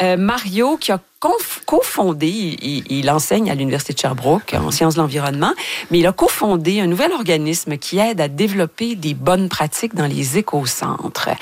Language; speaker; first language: French; native; French